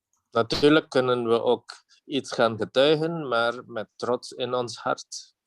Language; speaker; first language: Dutch; non-native, fluent; Indonesian